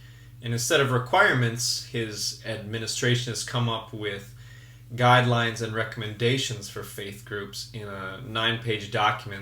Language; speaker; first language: English; native; English